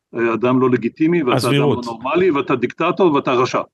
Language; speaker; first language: Hebrew; native; Hebrew